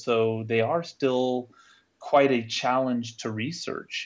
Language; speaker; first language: English; native; English